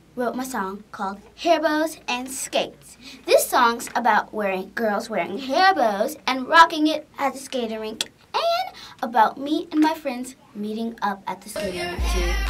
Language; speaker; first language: English; native; English